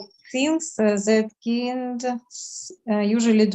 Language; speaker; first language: English; non-native, learner; Russian